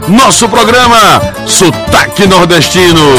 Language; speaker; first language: Portuguese; native; Portuguese